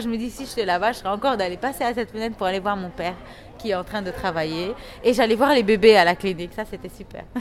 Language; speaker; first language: French; non-native, local second language; Arabic